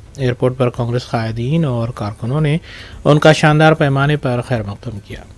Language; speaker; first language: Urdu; native; Urdu